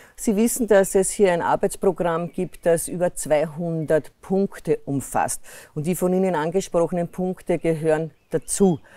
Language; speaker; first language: German; native; German